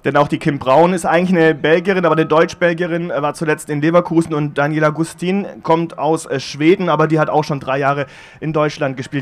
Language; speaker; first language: German; native; German